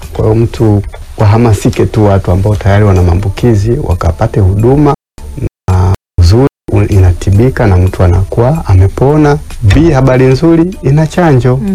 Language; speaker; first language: Swahili; native; Swahili